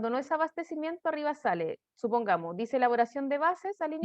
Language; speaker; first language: Spanish; native; Spanish